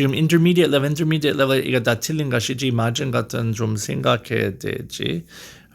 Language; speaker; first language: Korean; non-native, learner; English